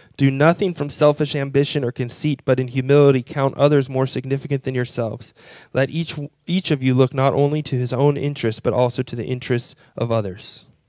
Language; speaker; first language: English; native; English